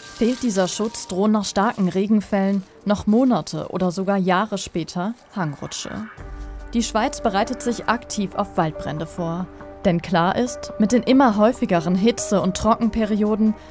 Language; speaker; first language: German; native; German